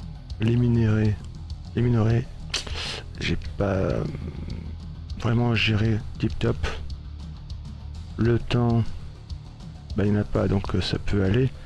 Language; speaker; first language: French; native; French